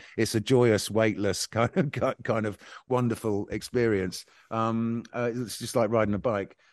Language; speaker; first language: English; native; English